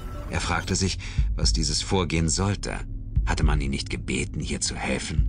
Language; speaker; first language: German; native; German